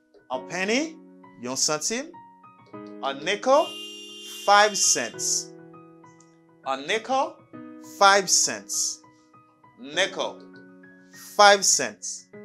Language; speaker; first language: English; non-native, learner; Haitian Creole